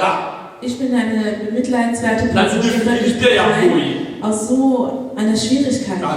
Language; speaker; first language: German; non-native, fluent; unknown